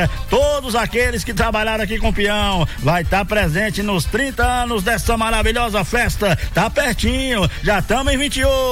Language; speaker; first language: Portuguese; native; Portuguese